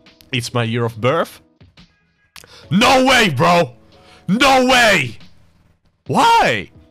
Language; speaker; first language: English; non-native, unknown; Italian